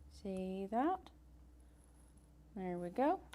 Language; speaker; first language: English; native; English